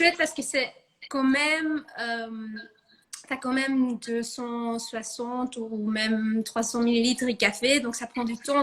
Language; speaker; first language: French; non-native, fluent; Dutch